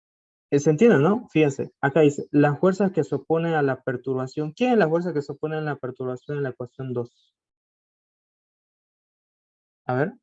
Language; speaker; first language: Spanish; native; Spanish